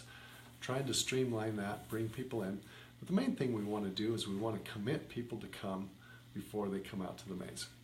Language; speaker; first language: English; native; English